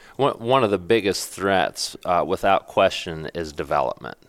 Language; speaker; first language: English; native; English